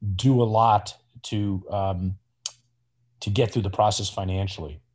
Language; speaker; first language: English; native; English